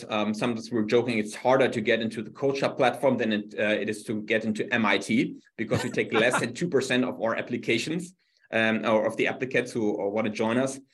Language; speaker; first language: English; non-native, fluent; German